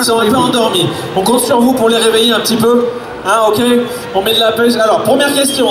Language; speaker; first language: French; native; French